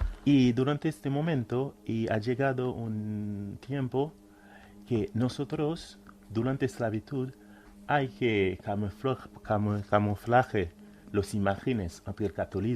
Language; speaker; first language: Spanish; non-native, fluent; Haitian Creole